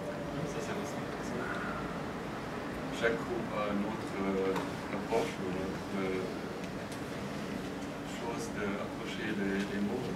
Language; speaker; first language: French; non-native, fluent; German